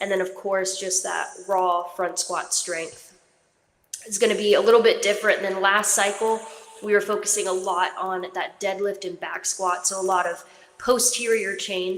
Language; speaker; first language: English; native; English